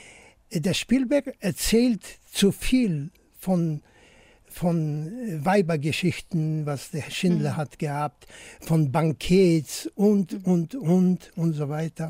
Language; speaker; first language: German; non-native, fluent; Polish